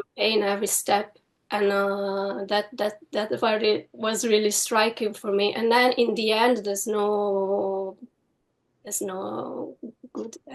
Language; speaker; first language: English; non-native, fluent; Italian